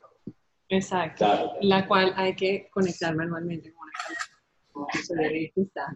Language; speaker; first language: Spanish; native; Spanish